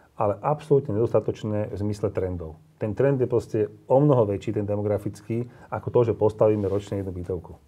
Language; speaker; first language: Slovak; native; Slovak